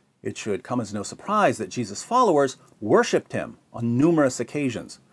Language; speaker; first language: English; native; English